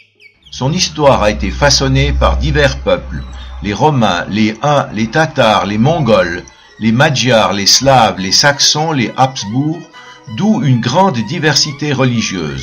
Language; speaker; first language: French; native; French